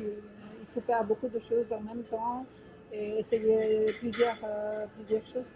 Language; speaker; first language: French; non-native, learner; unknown